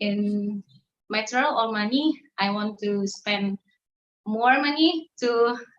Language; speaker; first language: English; non-native, learner; Indonesian